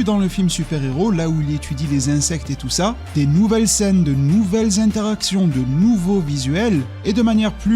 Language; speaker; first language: French; native; French